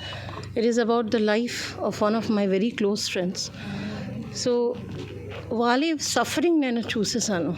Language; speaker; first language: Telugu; non-native, learner; Bangla